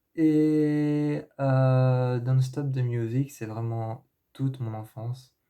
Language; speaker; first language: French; early bilingual, other home language; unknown